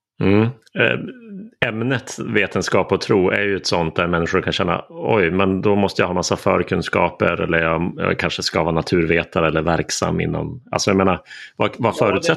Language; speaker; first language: Swedish; native; Swedish